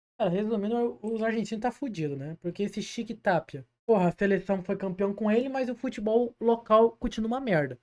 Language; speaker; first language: Portuguese; native; Portuguese